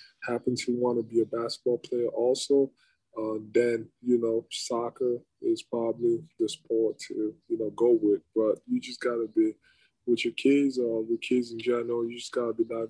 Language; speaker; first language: English; non-native, local second language; French